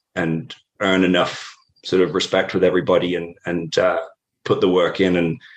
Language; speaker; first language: English; native; English